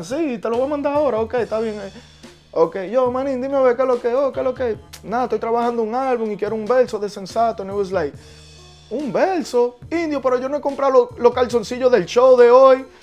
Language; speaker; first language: Spanish; early bilingual, heritage; Spanish